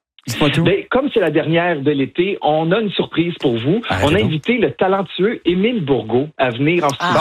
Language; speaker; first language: French; native; French